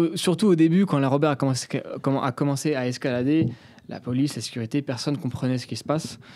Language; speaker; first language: French; native; French